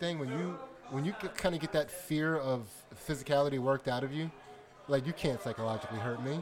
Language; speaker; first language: English; native; English